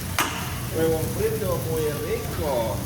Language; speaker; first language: Spanish; non-native, learner; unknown